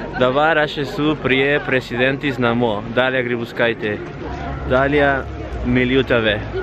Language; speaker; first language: Lithuanian; non-native, learner; Spanish